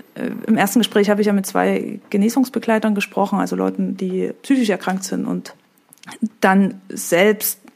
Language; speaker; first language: German; native; German